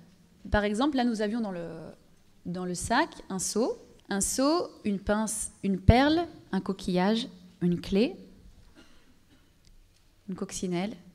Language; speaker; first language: French; native; French